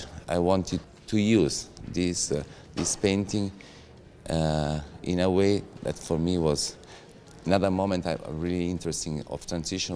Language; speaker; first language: English; non-native, fluent; Italian